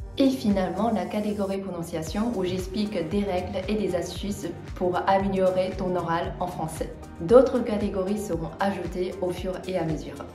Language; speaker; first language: French; non-native, fluent; Chinese